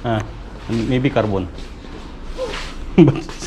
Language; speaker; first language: English; non-native, learner; Filipino